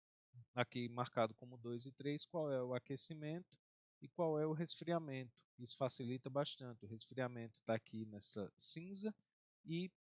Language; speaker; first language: Portuguese; native; Portuguese